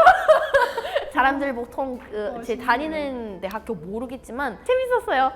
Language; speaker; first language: Korean; non-native, learner; Portuguese